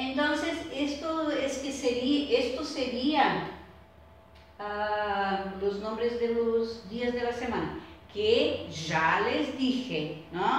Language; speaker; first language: Spanish; non-native, fluent; Portuguese